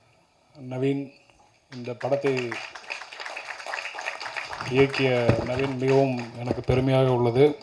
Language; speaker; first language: Tamil; native; Tamil